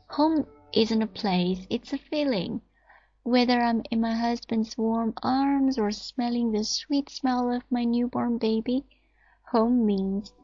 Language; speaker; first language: English; non-native, fluent; Chinese